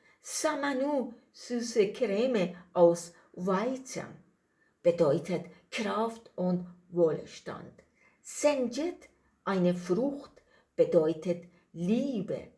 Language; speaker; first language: German; non-native, learner; Persian